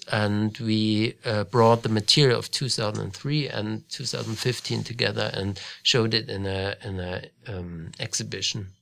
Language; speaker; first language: English; non-native, fluent; German